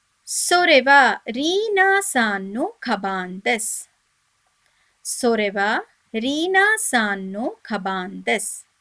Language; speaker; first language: Japanese; non-native, fluent; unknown